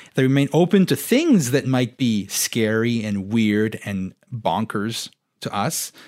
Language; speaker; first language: English; non-native, fluent; French